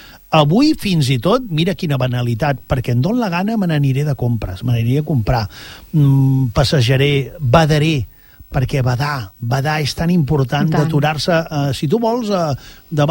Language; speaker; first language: Catalan; native; Catalan